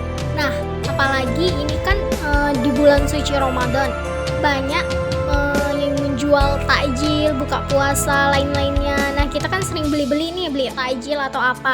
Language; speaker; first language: Indonesian; native; Indonesian